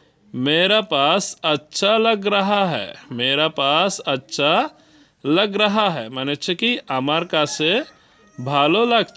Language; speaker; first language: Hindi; non-native, learner; Bangla